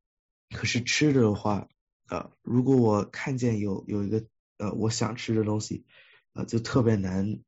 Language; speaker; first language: Chinese; early bilingual, heritage; Chinese